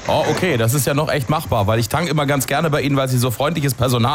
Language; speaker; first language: German; native; German